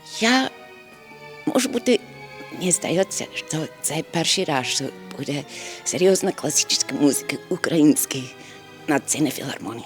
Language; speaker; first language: Ukrainian; early bilingual, heritage; English